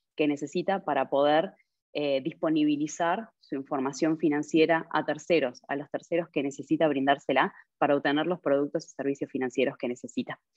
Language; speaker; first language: Spanish; native; Spanish